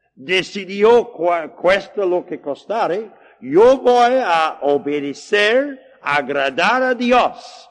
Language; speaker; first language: Spanish; non-native, fluent; English